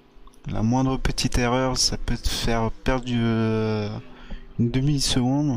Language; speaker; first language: French; native; French